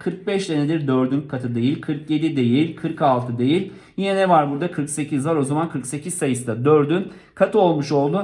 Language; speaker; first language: Turkish; native; Turkish